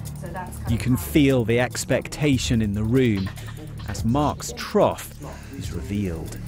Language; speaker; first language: English; native; English